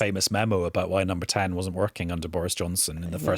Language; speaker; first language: English; native; English